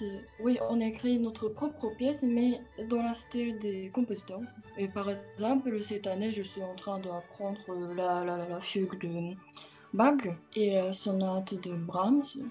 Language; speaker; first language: French; non-native, fluent; Japanese